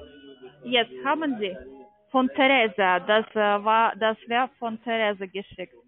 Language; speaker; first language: German; non-native, learner; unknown